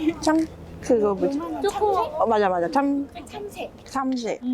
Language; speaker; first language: Korean; non-native, learner; Cantonese